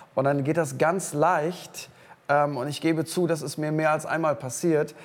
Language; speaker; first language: German; native; German